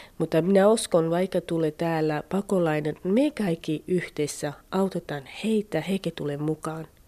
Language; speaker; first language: Finnish; non-native, learner; Central Kurdish